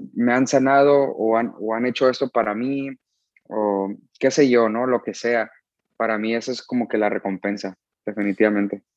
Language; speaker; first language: Spanish; early bilingual, heritage; Spanish